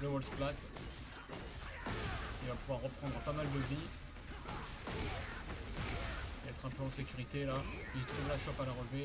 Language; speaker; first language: French; native; French